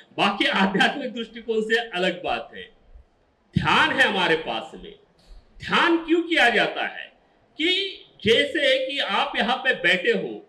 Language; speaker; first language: Hindi; non-native, local second language; Marathi